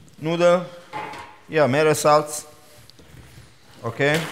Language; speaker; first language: German; non-native, learner; Italian